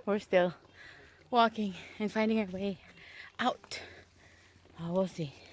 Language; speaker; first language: English; non-native, local second language; Filipino